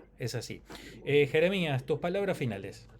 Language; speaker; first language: Spanish; native; Spanish